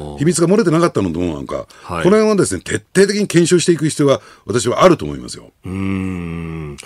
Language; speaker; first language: Japanese; native; Japanese